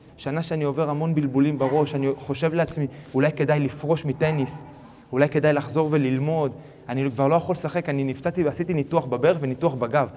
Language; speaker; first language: Hebrew; early bilingual, other home language; Spanish